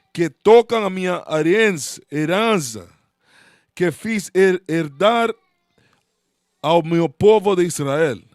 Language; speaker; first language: Portuguese; non-native, learner; Spanish